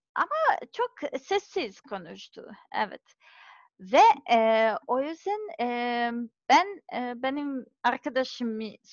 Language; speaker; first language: Turkish; non-native, learner; Serbian